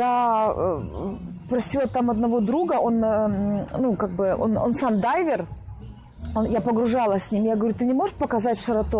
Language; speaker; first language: Russian; native; Russian